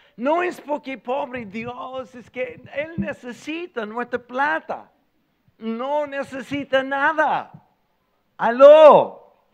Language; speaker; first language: Spanish; non-native, fluent; English